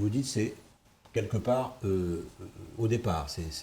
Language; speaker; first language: French; native; French